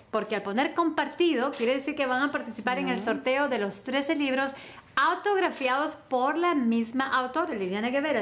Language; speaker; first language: Spanish; native; Spanish